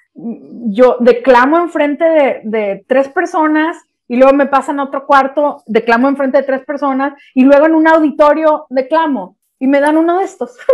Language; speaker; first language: Spanish; early bilingual, heritage; Spanish